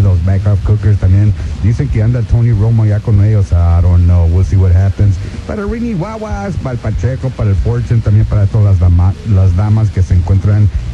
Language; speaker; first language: Spanish; early bilingual, heritage; Spanish